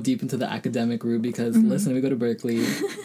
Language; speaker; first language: English; early bilingual, other home language; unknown